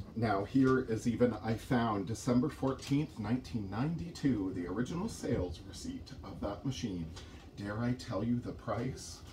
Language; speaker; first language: English; native; English